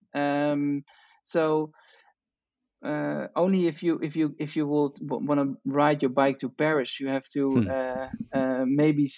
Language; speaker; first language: English; non-native, fluent; Dutch